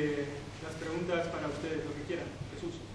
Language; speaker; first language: Spanish; native; Spanish